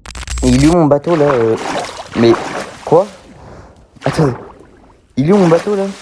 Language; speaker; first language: French; native; French